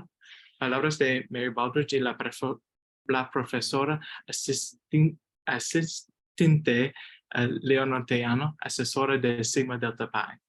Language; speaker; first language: Spanish; non-native, learner; English